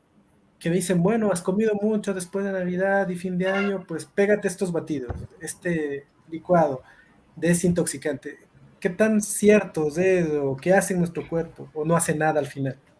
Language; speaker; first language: Spanish; native; Spanish